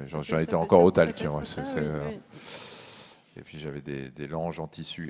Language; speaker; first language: French; native; French